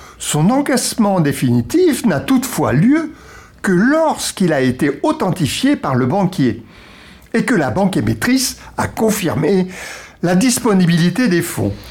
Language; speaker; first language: French; native; French